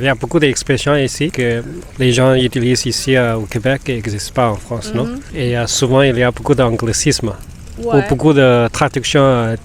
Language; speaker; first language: French; non-native, fluent; Spanish